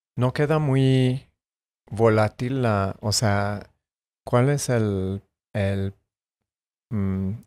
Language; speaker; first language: Spanish; non-native, fluent; English